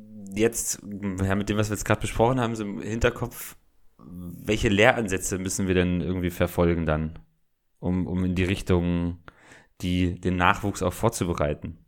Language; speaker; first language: German; native; German